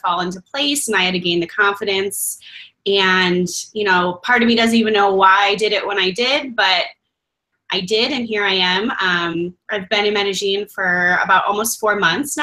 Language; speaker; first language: English; native; English